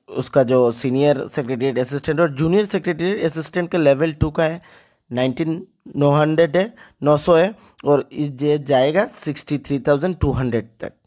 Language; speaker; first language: Hindi; non-native, local second language; Bangla